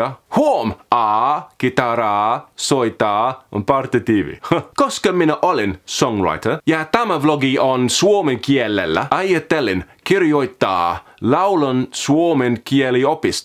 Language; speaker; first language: Finnish; non-native, learner; English